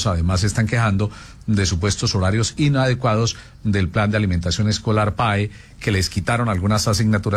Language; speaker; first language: Spanish; native; Spanish